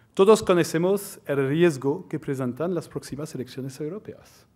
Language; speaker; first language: Spanish; non-native, fluent; French